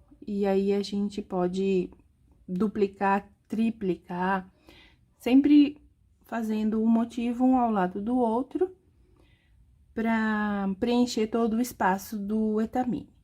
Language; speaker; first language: Portuguese; native; Portuguese